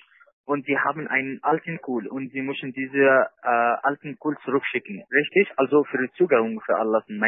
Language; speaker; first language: German; non-native, learner; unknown